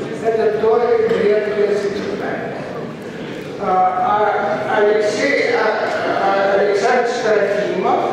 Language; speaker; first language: Russian; native; Russian